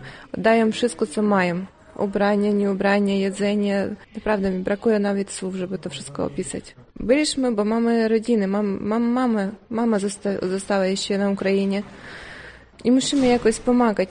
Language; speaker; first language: Polish; non-native, learner; Ukrainian